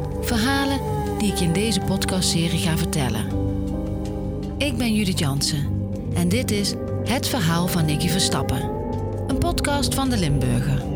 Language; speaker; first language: Dutch; native; Dutch